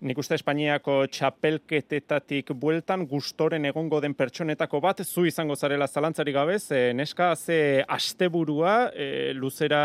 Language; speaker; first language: Basque; native; Basque